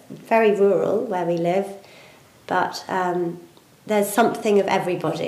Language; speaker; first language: English; native; English